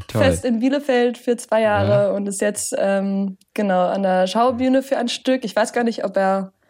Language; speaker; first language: German; native; German